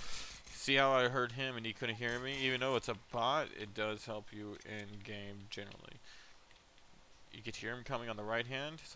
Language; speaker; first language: English; native; English